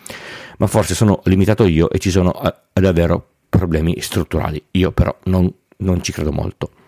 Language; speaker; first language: Italian; native; Italian